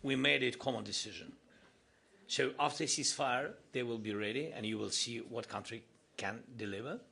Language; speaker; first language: English; non-native, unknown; Ukrainian